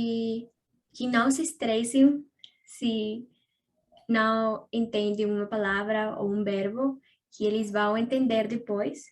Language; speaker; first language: Portuguese; non-native, learner; Spanish